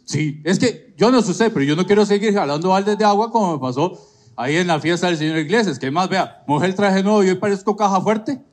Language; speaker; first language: Spanish; native; Spanish